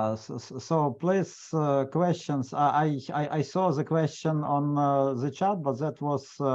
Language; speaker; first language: English; non-native, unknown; Ukrainian